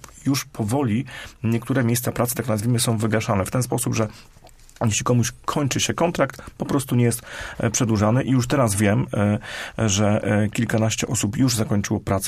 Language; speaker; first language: Polish; native; Polish